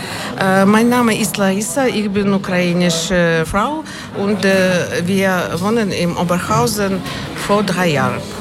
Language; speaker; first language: German; non-native, learner; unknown